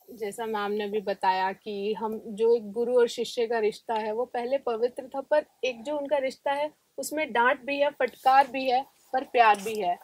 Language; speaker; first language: Hindi; native; Hindi